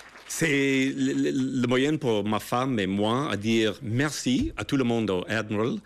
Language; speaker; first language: French; non-native, fluent; English